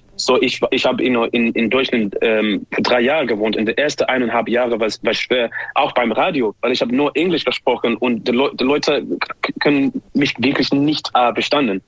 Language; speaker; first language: German; non-native, learner; English